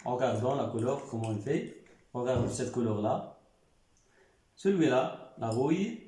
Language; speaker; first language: French; non-native, local second language; Arabic